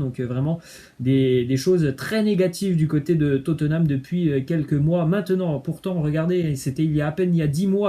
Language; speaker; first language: French; native; French